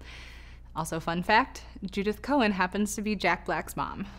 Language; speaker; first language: English; native; English